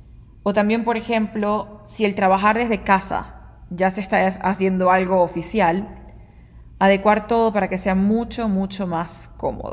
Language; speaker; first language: Spanish; native; Spanish